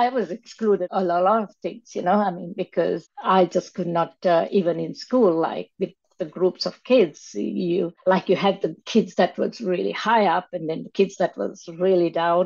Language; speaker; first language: English; non-native, local second language; Sinhala